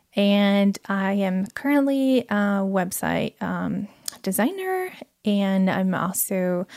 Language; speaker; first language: English; non-native, fluent; Portuguese